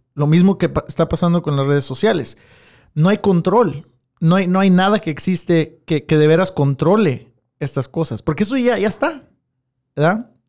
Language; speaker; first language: Spanish; early bilingual, heritage; Spanish